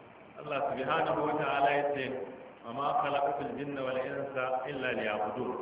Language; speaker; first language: Arabic; non-native, fluent; Hausa